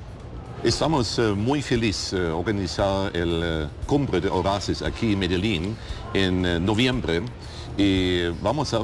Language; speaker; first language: Spanish; non-native, learner; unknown